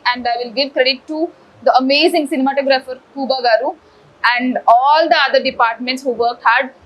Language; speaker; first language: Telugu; native; Telugu